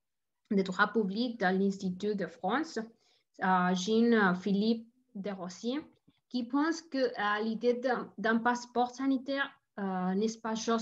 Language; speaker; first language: French; non-native, learner; Spanish